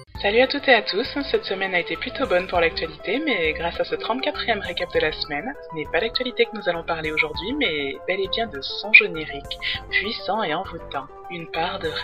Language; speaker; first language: French; native; French